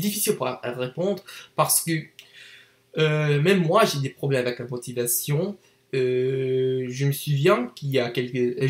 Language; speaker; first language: French; non-native, learner; English